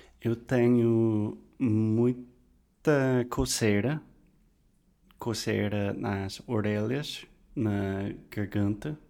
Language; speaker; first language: Portuguese; non-native, fluent; English